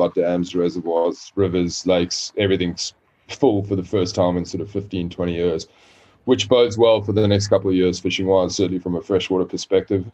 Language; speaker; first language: English; native; English